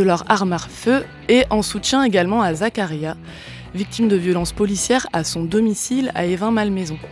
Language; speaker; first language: French; native; French